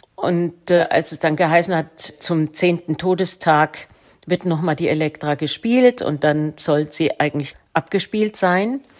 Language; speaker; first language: German; native; German